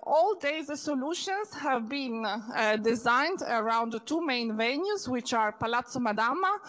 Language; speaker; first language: English; non-native, fluent; Italian